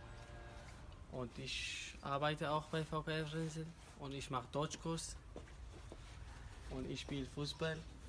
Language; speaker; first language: German; non-native, learner; Kurdish